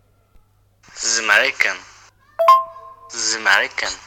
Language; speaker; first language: English; non-native, learner; Uyghur